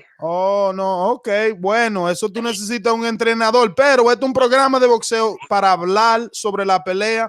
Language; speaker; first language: Spanish; non-native, fluent; English